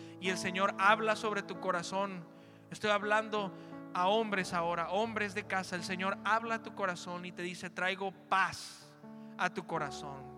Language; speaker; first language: Spanish; early bilingual, heritage; Spanish